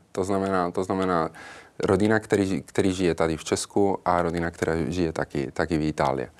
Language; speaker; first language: Czech; non-native, learner; Italian